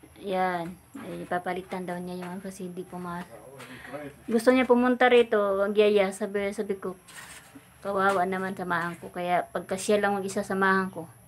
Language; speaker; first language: Filipino; non-native, local second language; Cebuano